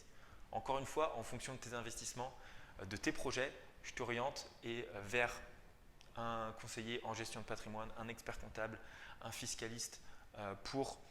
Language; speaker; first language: French; native; French